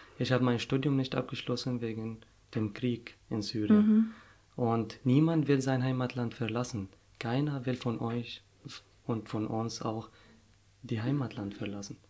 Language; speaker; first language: German; non-native, fluent; Arabic